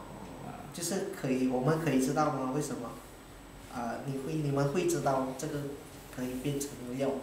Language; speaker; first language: Chinese; early bilingual, heritage; Indonesian